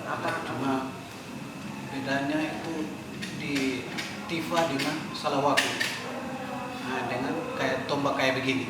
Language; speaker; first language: Indonesian; native; Indonesian